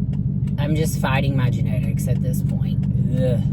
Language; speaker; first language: English; native; English